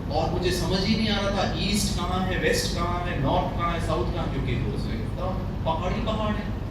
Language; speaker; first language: Hindi; non-native, local second language; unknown